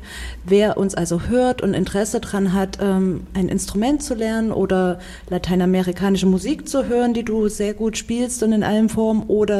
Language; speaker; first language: German; native; German